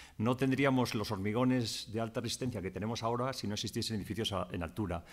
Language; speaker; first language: Spanish; native; Spanish